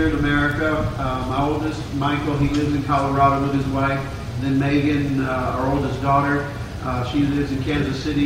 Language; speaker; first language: English; native; English